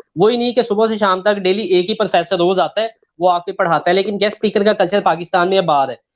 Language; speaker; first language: Urdu; non-native, local second language; Punjabi